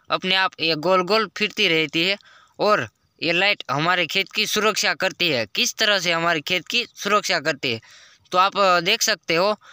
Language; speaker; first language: Hindi; non-native, local second language; Gujarati